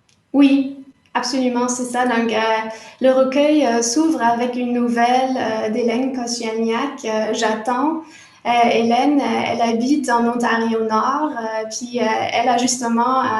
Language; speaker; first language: French; non-native, fluent; German